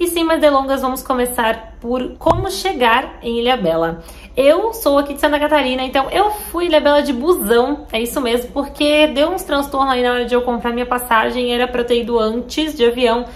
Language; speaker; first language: Portuguese; native; Portuguese